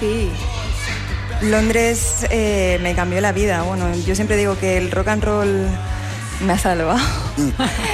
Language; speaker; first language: Spanish; native; Spanish